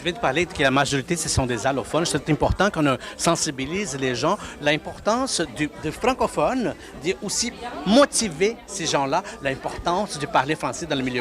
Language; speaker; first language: French; non-native, fluent; Portuguese